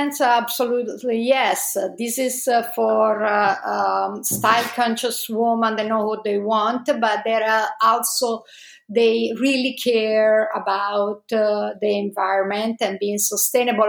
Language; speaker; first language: English; non-native, fluent; Italian